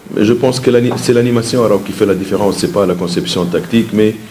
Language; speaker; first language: French; non-native, local second language; Arabic